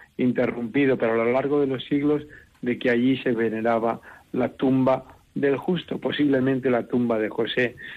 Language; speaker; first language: Spanish; native; Spanish